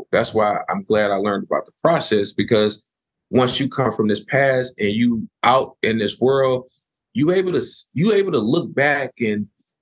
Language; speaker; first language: English; native; English